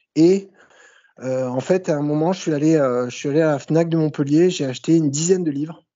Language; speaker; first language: French; native; French